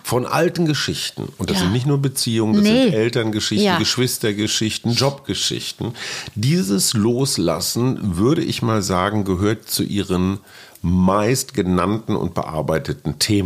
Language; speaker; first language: German; native; German